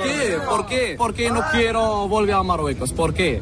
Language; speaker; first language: Spanish; non-native, learner; Arabic